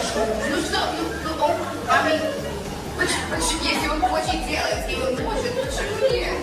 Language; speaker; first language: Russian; early bilingual, heritage; Russian